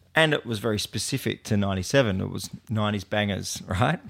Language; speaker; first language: English; native; English